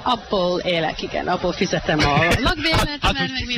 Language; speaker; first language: Hungarian; early bilingual, heritage; Hungarian